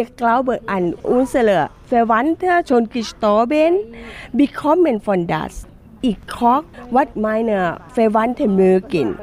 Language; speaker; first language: German; non-native, learner; Thai